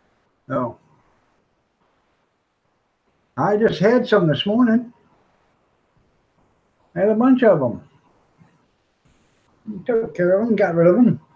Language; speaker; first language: English; native; English